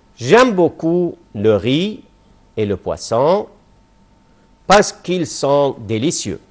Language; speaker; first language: French; non-native, fluent; Arabic